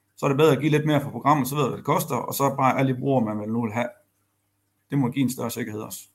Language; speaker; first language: Danish; native; Danish